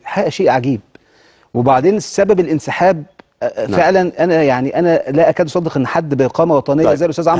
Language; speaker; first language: Arabic; native; Arabic